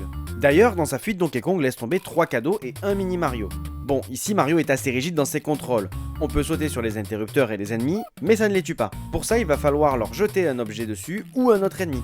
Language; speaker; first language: French; native; French